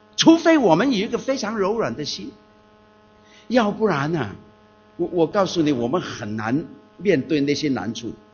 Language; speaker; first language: Chinese; non-native, local second language; Cantonese